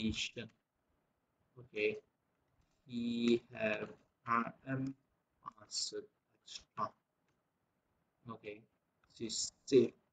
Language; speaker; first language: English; non-native, local second language; Chinese